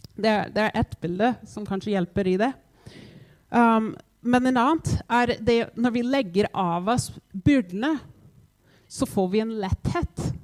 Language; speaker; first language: Norwegian; non-native, fluent; English